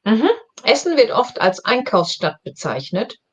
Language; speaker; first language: German; non-native, learner; English